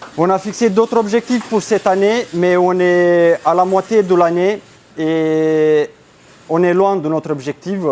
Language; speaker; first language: French; non-native, fluent; Romanian